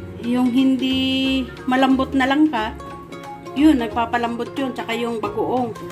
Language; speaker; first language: Filipino; native; Filipino